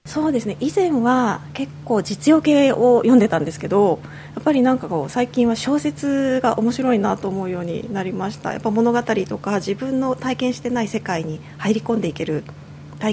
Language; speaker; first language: Japanese; native; Japanese